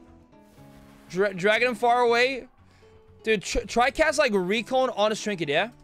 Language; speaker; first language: English; non-native, fluent; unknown